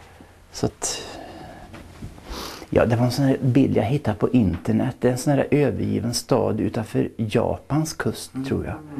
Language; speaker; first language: Swedish; native; Swedish